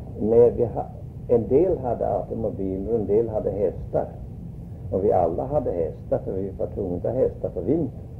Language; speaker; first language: Swedish; early bilingual, heritage; Swedish